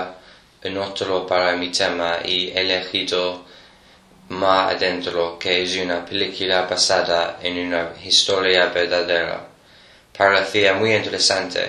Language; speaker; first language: Spanish; non-native, learner; English